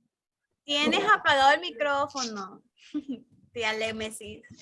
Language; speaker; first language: Spanish; native; Spanish